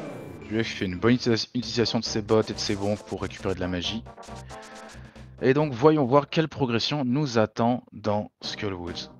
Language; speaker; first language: French; native; French